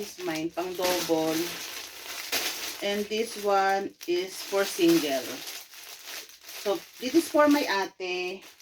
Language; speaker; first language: English; non-native, local second language; Filipino